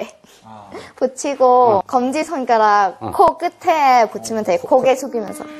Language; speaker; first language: Korean; non-native, learner; Thai